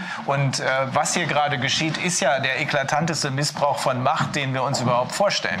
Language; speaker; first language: German; native; German